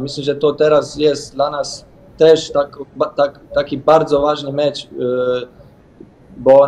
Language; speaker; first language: Polish; non-native, learner; Bosnian